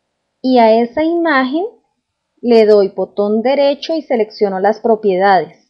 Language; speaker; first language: Spanish; native; Spanish